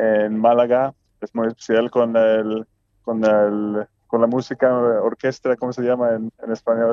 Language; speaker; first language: Spanish; non-native, fluent; Swedish